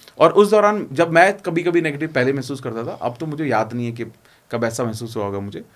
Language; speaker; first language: Hindi; native; Hindi